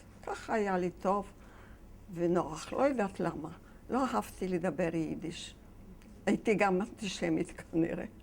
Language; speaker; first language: Hebrew; non-native, fluent; Yiddish